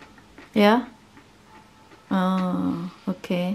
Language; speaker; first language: German; non-native, learner; Indonesian